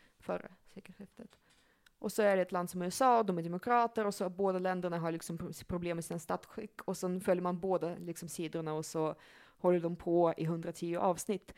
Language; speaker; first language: Swedish; early bilingual, other home language; Russian